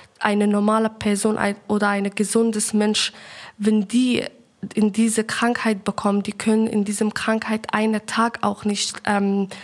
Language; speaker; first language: German; non-native, learner; Persian